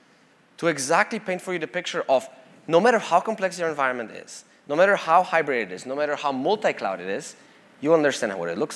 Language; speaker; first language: English; non-native, fluent; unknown